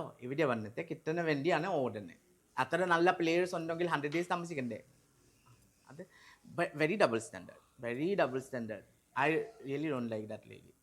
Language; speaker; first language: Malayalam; non-native, local second language; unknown